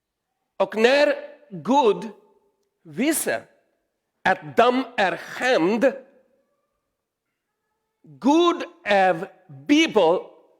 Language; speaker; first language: Swedish; non-native, learner; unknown